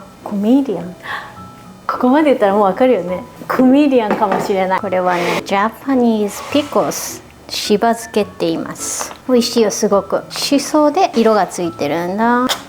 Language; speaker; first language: Japanese; native; Japanese